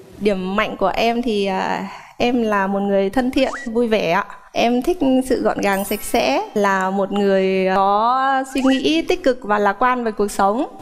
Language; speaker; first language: Vietnamese; native; Vietnamese